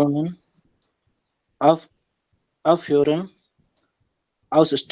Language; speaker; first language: German; non-native, learner; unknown